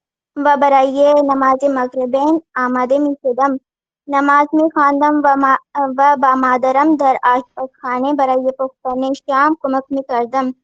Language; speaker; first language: Persian; non-native, learner; Urdu